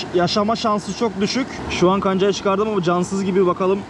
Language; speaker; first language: Turkish; early bilingual, heritage; Norwegian